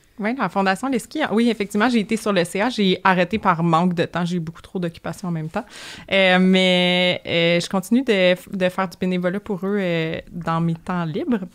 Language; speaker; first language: French; native; French